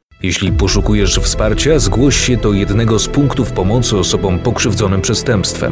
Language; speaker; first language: Polish; native; Polish